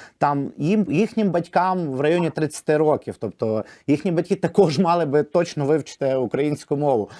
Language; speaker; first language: Ukrainian; native; Ukrainian